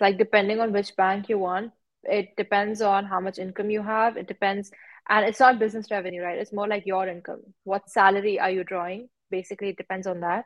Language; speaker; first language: English; non-native, local second language; Hindi